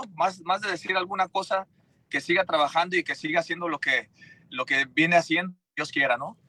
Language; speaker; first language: Spanish; native; Spanish